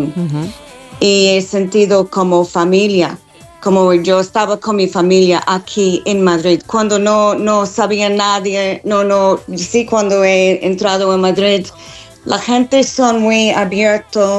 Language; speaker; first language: Spanish; non-native, fluent; English